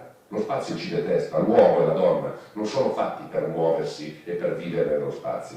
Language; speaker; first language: Italian; native; Italian